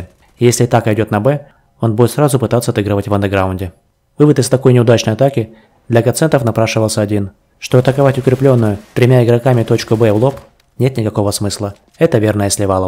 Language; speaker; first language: Russian; native; Russian